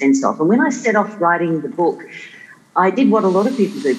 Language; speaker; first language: English; native; English